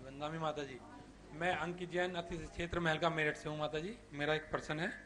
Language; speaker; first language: Hindi; native; Hindi